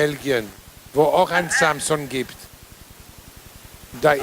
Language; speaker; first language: German; non-native, fluent; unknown